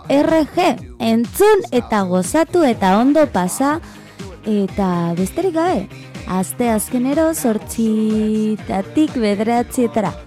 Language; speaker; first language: Basque; non-native, learner; Spanish